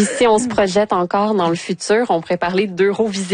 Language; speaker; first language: French; native; French